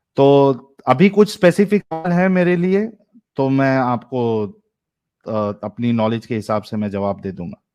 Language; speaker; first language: Hindi; native; Hindi